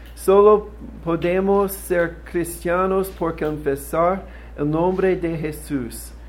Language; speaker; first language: Spanish; non-native, learner; English